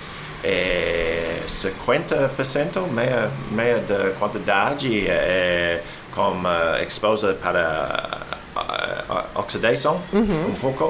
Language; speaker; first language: Portuguese; non-native, learner; English